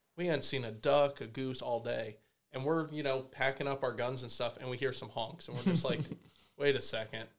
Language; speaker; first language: English; native; English